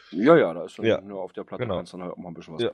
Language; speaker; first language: German; native; German